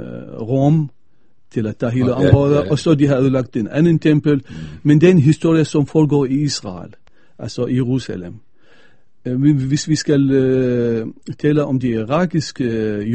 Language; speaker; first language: Danish; non-native, fluent; Arabic